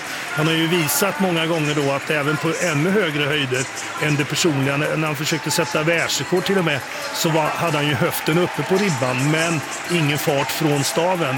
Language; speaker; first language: Swedish; native; Swedish